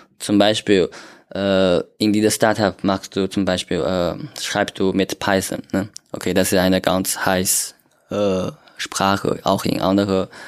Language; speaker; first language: German; non-native, learner; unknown